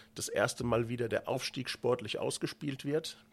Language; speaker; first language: German; native; German